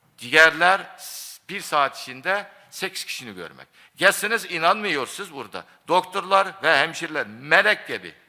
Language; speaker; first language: Turkish; non-native, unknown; Japanese